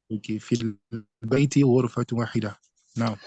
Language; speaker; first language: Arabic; non-native, learner; English